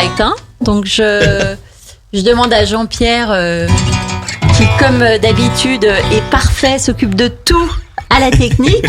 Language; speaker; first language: French; native; French